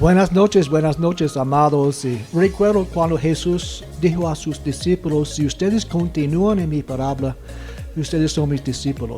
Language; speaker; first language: Spanish; non-native, fluent; English